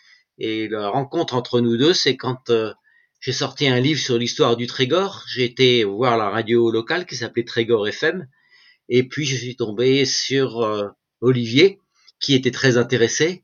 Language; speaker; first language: French; native; French